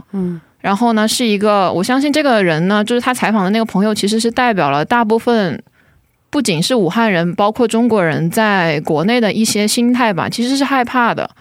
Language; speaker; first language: Chinese; native; Chinese